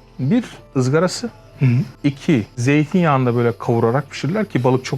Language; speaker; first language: Turkish; native; Turkish